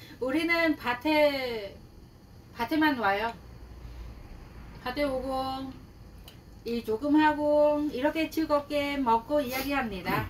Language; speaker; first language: Korean; non-native, learner; Vietnamese